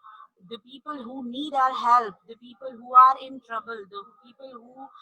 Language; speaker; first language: English; non-native, local second language; Urdu